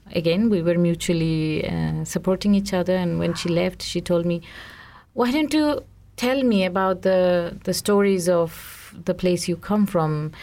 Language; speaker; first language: English; non-native, local second language; Bangla